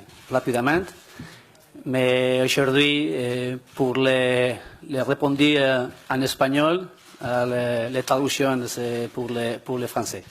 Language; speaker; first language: French; non-native, learner; Spanish